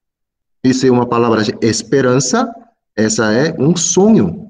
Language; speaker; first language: Portuguese; non-native, fluent; Korean